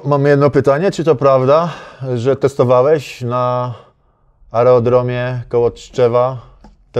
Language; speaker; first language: Polish; native; Polish